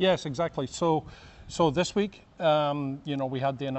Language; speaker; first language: English; native; English